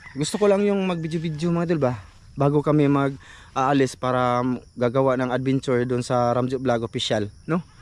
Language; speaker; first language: Filipino; non-native, local second language; Cebuano